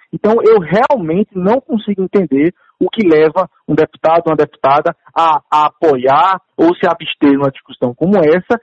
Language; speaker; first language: Portuguese; native; Portuguese